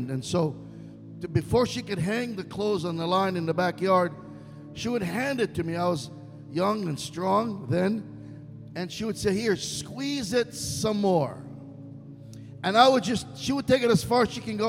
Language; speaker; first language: English; non-native, fluent; Hebrew